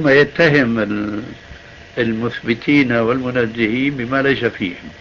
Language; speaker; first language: Arabic; early bilingual, other home language; Albanian